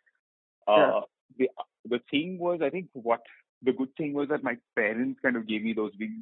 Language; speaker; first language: English; non-native, local second language; Malayalam